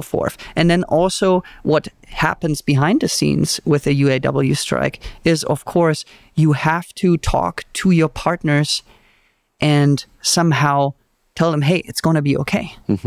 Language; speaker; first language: English; non-native, fluent; German